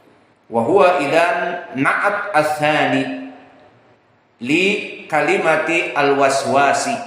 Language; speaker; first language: Arabic; non-native, fluent; Indonesian